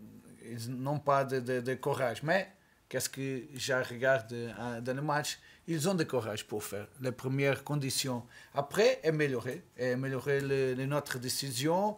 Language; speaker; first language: French; non-native, learner; Portuguese